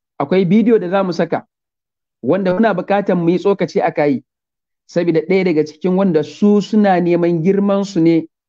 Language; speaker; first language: Hausa; native; Hausa